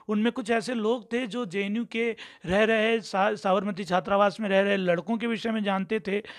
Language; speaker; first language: Hindi; native; Hindi